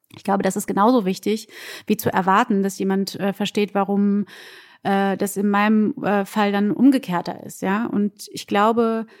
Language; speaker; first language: German; early bilingual, other home language; Portuguese